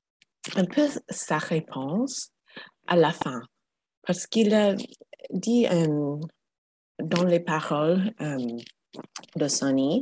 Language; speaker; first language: French; non-native, fluent; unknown